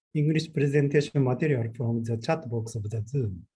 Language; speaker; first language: English; non-native, learner; Japanese